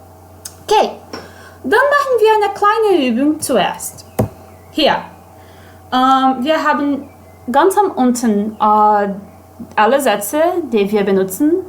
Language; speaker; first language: German; non-native, fluent; Portuguese